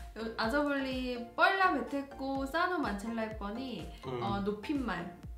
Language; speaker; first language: Nepali; non-native, fluent; Korean